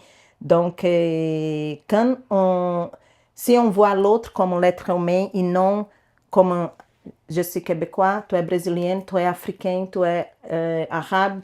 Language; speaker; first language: French; non-native, learner; Portuguese